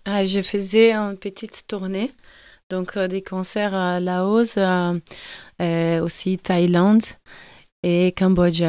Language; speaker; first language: French; non-native, fluent; Portuguese